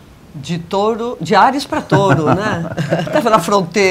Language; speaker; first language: Portuguese; native; Portuguese